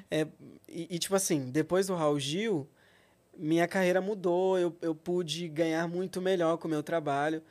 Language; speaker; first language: Portuguese; native; Portuguese